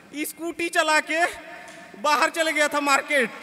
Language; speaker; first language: Hindi; native; Hindi